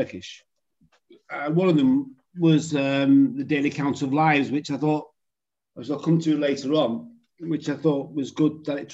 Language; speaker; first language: English; native; English